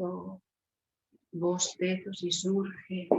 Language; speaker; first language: Spanish; native; Spanish